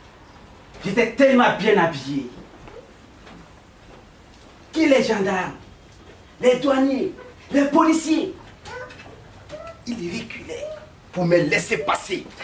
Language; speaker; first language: French; non-native, local second language; Bambara